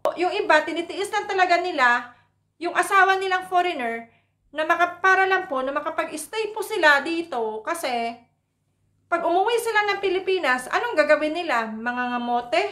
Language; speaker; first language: Filipino; non-native, local second language; Cebuano